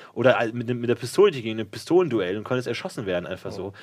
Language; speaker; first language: German; native; German